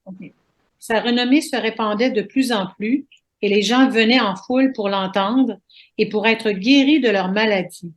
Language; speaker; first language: French; native; French